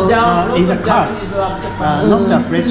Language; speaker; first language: English; non-native, learner; Japanese